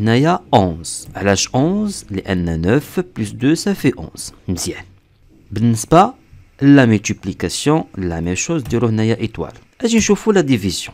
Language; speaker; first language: French; non-native, local second language; Arabic